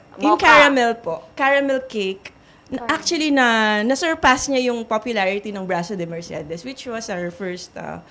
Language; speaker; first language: Filipino; native; Filipino